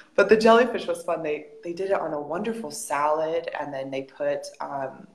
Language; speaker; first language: English; native; English